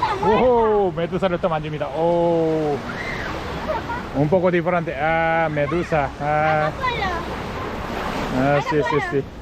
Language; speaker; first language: Spanish; non-native, learner; Korean